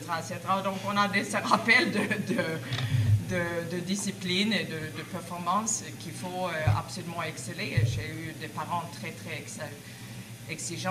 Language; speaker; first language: French; non-native, fluent; Swedish